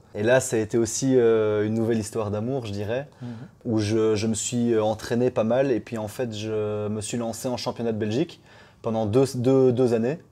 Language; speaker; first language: French; native; French